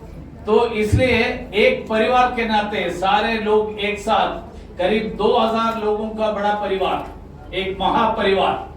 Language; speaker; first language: Hindi; non-native, local second language; Malayalam